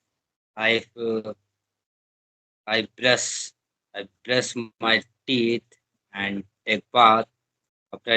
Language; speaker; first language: English; non-native, learner; Hindi